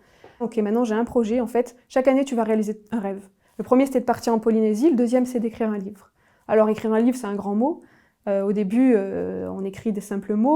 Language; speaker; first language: French; native; French